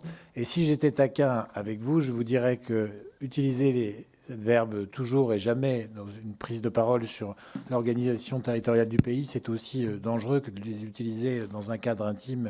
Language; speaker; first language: French; native; French